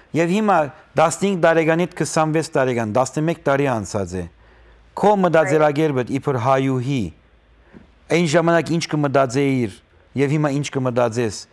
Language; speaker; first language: Armenian; native; Armenian